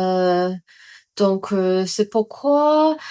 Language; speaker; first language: French; non-native, learner; Cantonese